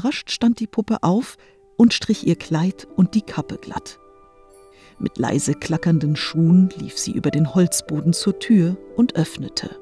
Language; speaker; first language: German; native; German